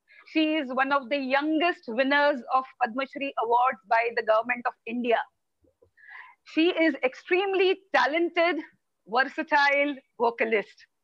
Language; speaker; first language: English; non-native, local second language; Marathi